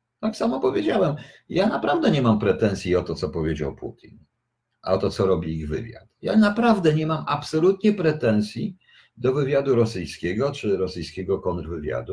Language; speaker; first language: Polish; native; Polish